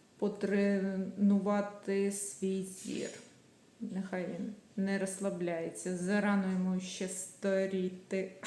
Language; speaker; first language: Ukrainian; native; Ukrainian